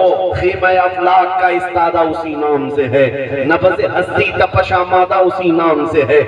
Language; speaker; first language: Urdu; native; Urdu